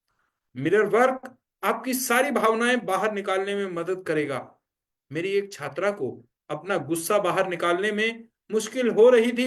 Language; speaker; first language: Hindi; native; Hindi